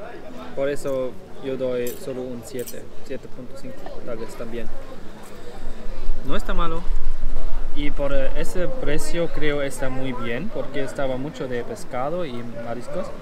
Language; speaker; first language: Spanish; non-native, learner; German